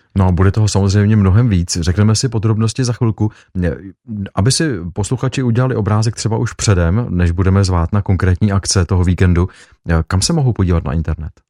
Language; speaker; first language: Czech; native; Czech